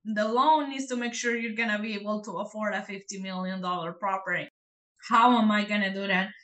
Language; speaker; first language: English; non-native, fluent; Spanish